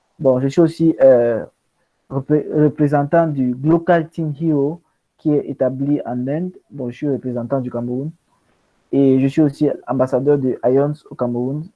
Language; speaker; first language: French; non-native, local second language; English